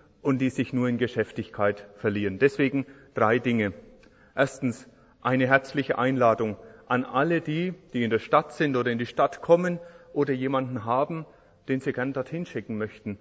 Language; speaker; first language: German; native; German